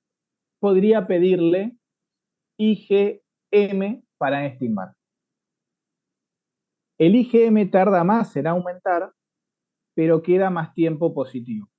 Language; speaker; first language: Spanish; native; Spanish